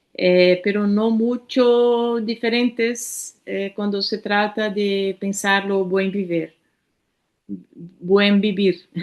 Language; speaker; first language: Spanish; non-native, learner; Portuguese